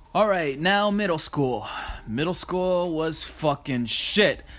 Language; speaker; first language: English; early bilingual, other home language; Japanese